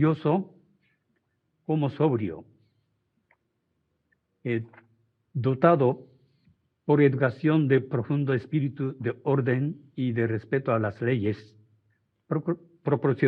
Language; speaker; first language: Spanish; non-native, fluent; Japanese